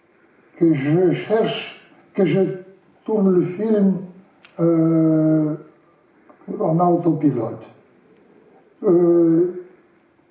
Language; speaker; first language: French; non-native, learner; Russian